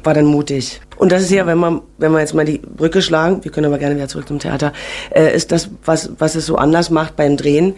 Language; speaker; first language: German; native; German